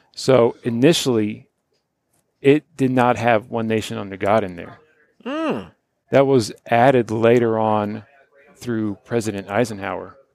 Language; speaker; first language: English; early bilingual, other home language; Polish